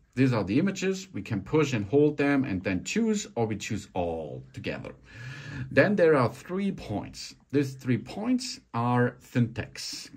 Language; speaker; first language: English; non-native, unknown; German